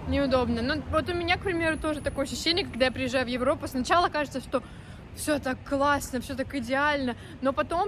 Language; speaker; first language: Russian; native; Russian